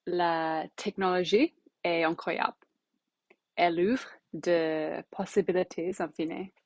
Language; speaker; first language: French; non-native, learner; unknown